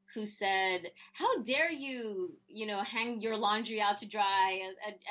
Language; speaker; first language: English; early bilingual, other home language; Spanish